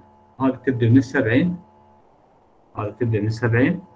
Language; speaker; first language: Arabic; native; Arabic